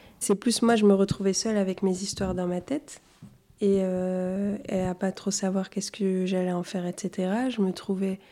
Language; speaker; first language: French; early bilingual, other home language; Arabic